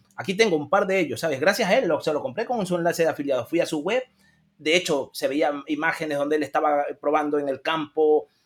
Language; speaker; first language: Spanish; native; Spanish